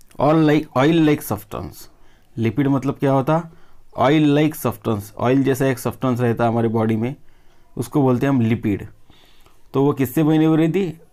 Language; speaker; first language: Hindi; non-native, local second language; Marathi